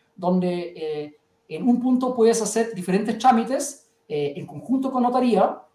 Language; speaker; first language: Spanish; early bilingual, heritage; German